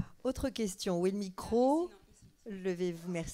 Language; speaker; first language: French; native; French